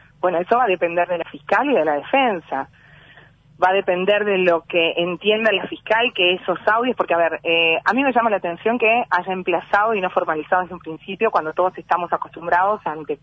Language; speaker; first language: Spanish; native; Spanish